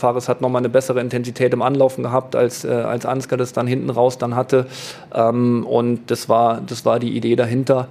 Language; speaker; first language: German; native; German